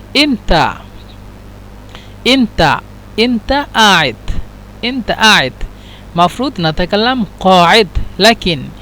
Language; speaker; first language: Arabic; non-native, fluent; Bangla